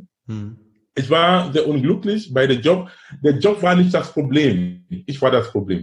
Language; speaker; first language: German; non-native, fluent; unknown